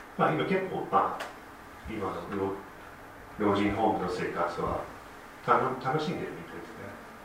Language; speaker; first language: Japanese; non-native, fluent; English